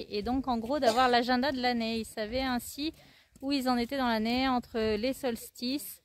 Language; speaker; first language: French; native; French